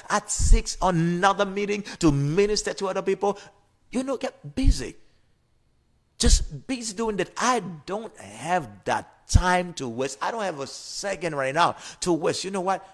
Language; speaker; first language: English; non-native, fluent; Haitian Creole